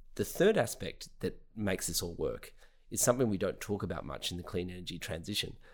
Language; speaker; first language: English; native; English